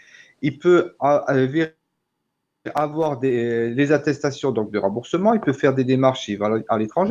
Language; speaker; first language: French; native; French